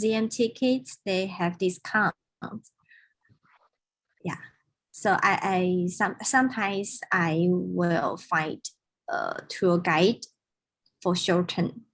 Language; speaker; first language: English; non-native, learner; Chinese